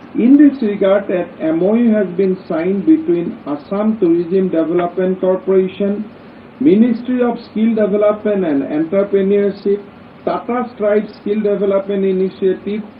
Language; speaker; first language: English; non-native, local second language; Assamese